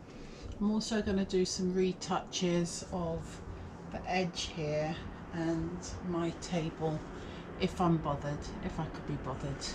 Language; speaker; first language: English; native; English